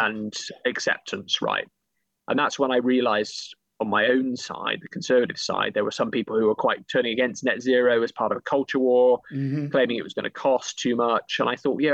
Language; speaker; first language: English; native; English